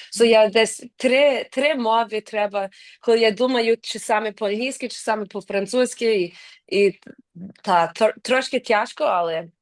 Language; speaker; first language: Ukrainian; early bilingual, heritage; Ukrainian